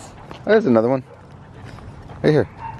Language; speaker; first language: English; native; English